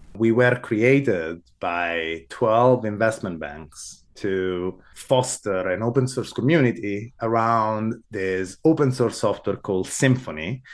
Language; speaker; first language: English; non-native, fluent; Italian